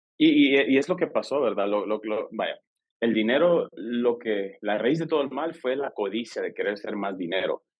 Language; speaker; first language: Spanish; native; Spanish